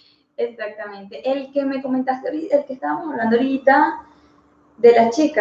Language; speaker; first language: Spanish; native; Spanish